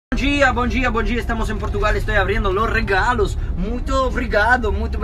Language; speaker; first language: Portuguese; non-native, learner; Spanish